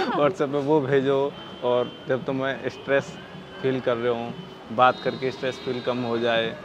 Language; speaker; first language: Hindi; native; Hindi